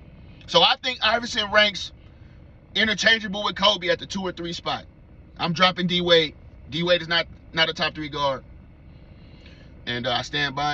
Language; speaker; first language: English; native; English